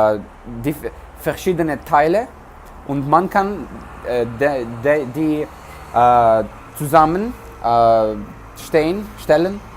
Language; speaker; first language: German; non-native, learner; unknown